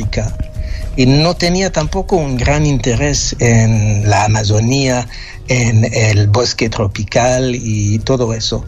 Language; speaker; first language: Spanish; non-native, fluent; French